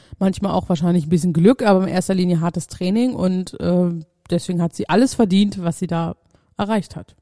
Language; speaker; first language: German; native; German